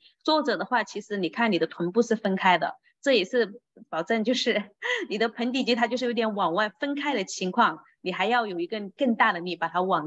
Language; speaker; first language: Chinese; native; Chinese